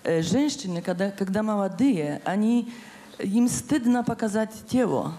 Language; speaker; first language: Russian; non-native, fluent; Polish